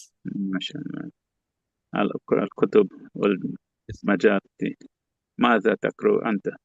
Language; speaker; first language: Arabic; non-native, learner; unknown